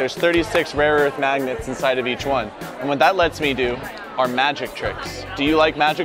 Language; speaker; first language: English; native; English